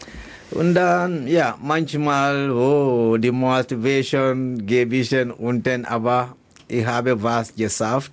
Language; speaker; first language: German; non-native, learner; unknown